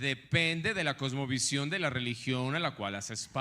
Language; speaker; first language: Spanish; native; Spanish